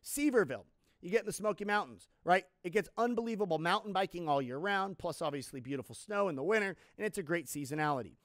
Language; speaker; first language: English; native; English